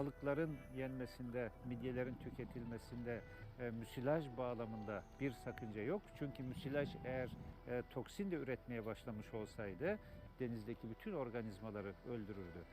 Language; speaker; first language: Turkish; native; Turkish